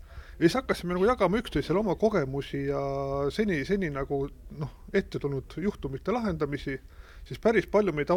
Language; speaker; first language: Estonian; native; Estonian